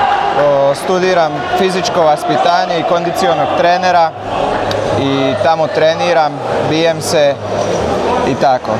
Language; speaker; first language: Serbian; non-native, local second language; Slovak